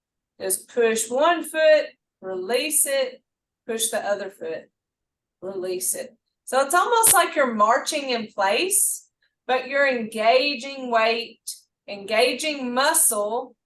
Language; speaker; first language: English; native; English